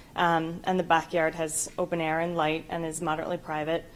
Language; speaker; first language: English; native; English